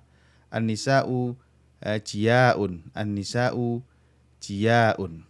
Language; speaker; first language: Arabic; non-native, fluent; Indonesian